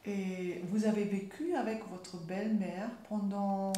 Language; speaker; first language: French; non-native, fluent; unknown